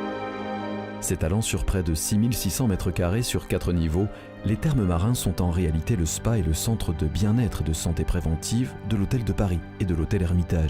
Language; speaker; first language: French; native; French